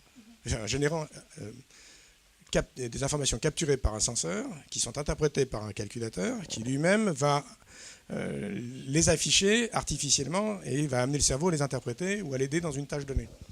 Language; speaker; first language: French; native; French